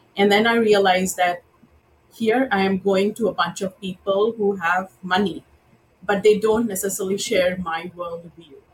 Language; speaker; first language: English; non-native, local second language; Marathi